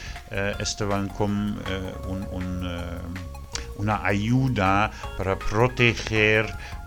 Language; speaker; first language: Spanish; non-native, learner; French